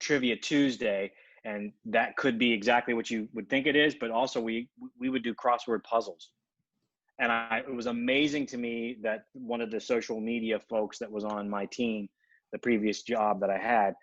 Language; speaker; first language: English; native; English